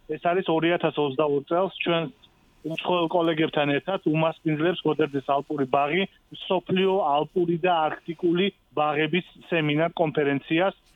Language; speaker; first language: Georgian; native; Georgian